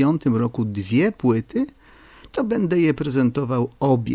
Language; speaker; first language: Polish; native; Polish